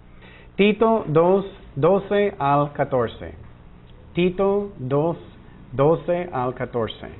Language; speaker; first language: Spanish; non-native, fluent; English